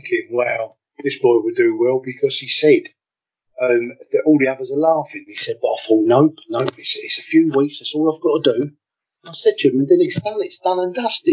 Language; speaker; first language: English; native; English